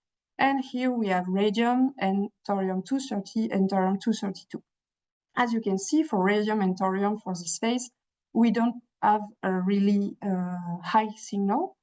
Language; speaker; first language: English; non-native, fluent; French